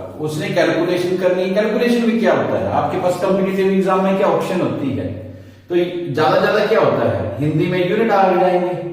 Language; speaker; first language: Hindi; non-native, local second language; Punjabi